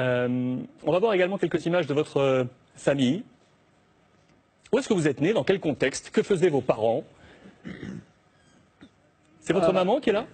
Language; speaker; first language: French; native; French